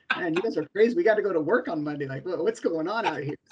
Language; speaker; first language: English; native; English